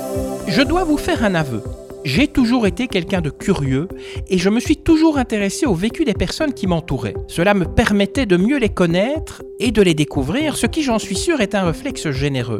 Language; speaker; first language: French; native; French